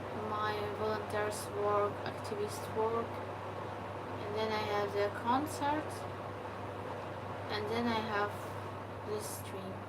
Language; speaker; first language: English; non-native, learner; Ukrainian